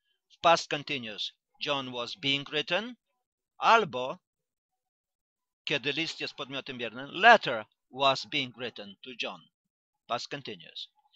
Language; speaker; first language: English; non-native, fluent; Polish